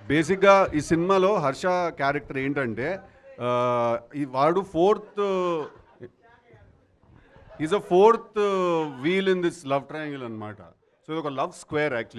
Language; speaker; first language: Telugu; native; Telugu